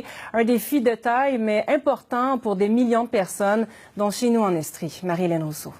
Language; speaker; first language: French; native; French